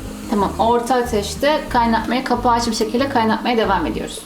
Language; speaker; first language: Turkish; native; Turkish